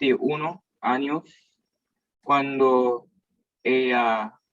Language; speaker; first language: Spanish; non-native, learner; English